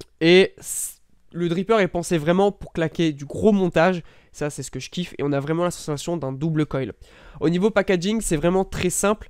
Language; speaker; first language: French; native; French